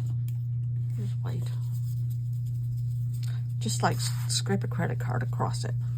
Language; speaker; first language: English; native; English